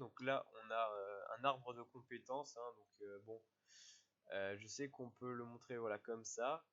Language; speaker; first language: French; native; French